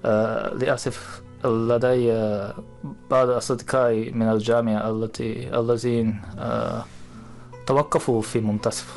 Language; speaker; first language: Arabic; non-native, learner; Japanese